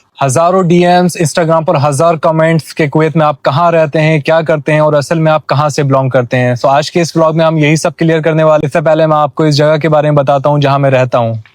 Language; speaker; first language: Hindi; native; Hindi